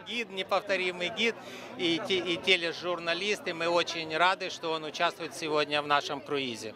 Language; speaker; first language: Russian; native; Russian